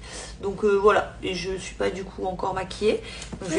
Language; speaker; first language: French; native; French